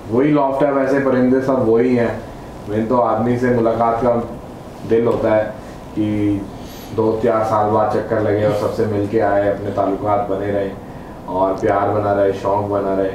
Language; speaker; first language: Hindi; native; Hindi